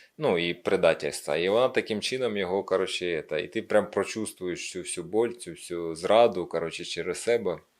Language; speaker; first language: Ukrainian; non-native, local second language; Russian